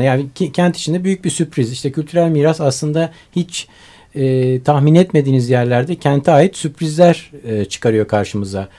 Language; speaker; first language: Turkish; native; Turkish